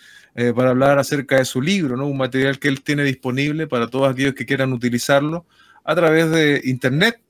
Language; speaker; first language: Spanish; native; Spanish